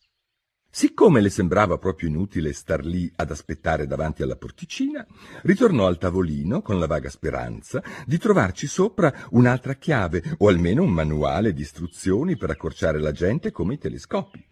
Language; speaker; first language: Italian; native; Italian